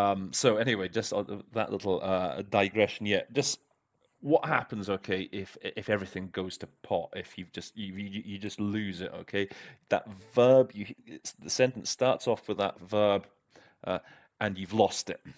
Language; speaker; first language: English; native; English